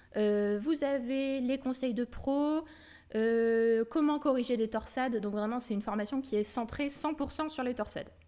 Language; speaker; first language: French; native; French